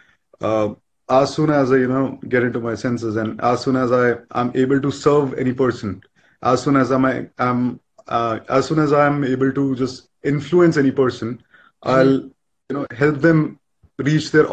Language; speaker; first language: English; non-native, local second language; Hindi